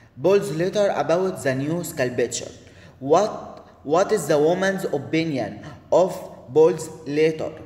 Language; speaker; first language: English; non-native, learner; Arabic